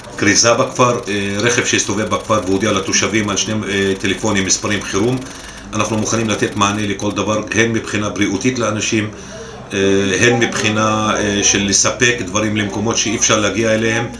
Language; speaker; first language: Hebrew; non-native, local second language; Arabic